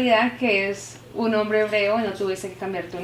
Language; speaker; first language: Spanish; native; Spanish